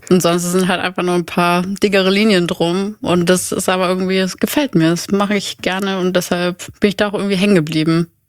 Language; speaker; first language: German; native; German